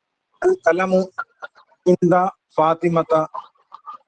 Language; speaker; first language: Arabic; non-native, learner; Urdu